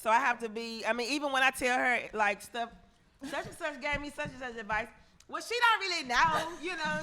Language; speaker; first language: English; native; English